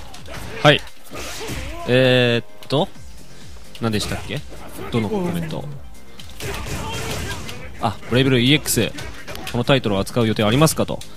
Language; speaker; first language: Japanese; native; Japanese